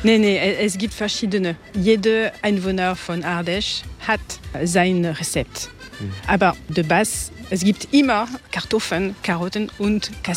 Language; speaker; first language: German; non-native, learner; French